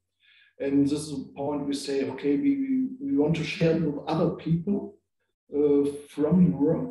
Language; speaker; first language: English; non-native, learner; German